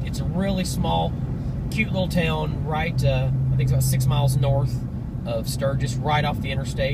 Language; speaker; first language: English; native; English